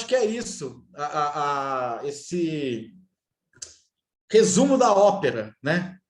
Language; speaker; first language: Portuguese; native; Portuguese